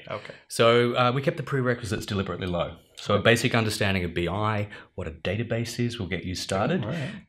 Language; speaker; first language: English; native; English